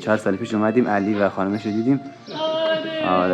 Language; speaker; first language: Persian; native; Persian